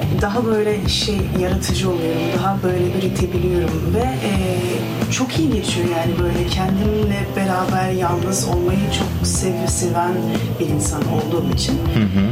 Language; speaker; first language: Turkish; early bilingual, heritage; Turkish